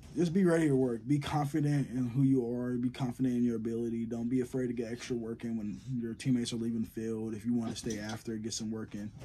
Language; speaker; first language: English; native; English